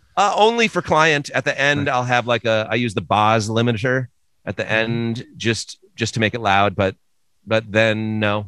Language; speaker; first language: English; native; English